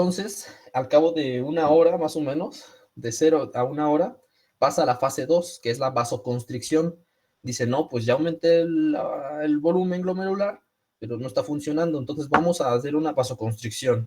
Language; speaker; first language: Spanish; native; Spanish